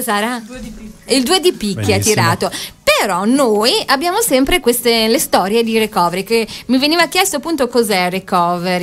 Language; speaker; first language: Italian; native; Italian